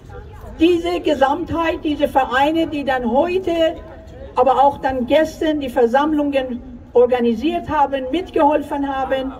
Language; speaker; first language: German; non-native, fluent; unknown